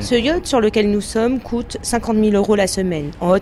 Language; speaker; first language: French; native; French